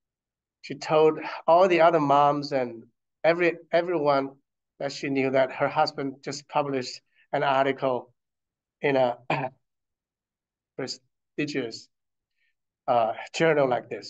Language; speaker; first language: English; non-native, fluent; Chinese